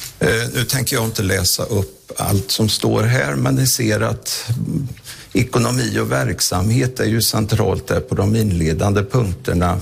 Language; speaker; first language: Swedish; native; Swedish